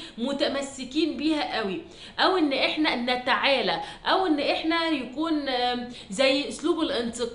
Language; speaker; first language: Arabic; native; Arabic